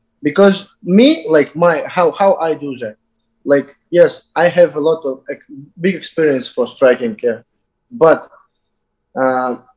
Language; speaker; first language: English; non-native, learner; Azerbaijani